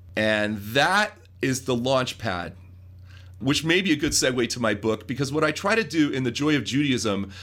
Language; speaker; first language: English; native; English